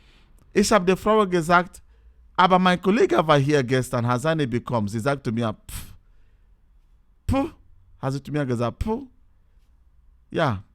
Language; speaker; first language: German; non-native, learner; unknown